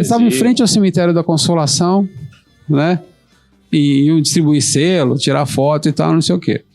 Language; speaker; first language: Portuguese; native; Portuguese